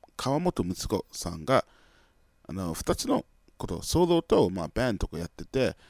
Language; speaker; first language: Japanese; non-native, fluent; English